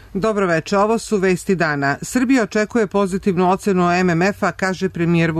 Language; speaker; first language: Serbian; native; Serbian